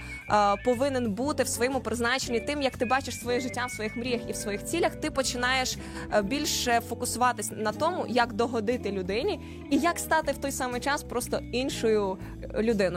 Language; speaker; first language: Ukrainian; native; Ukrainian